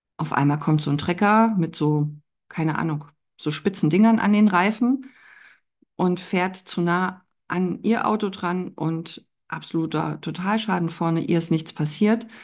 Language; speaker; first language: German; native; German